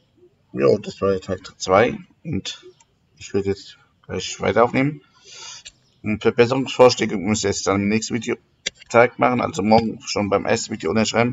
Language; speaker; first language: German; native; German